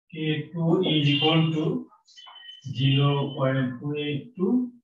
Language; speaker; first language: English; non-native, local second language; Bangla